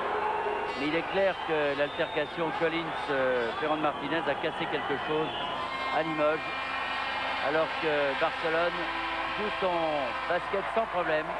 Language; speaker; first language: French; native; French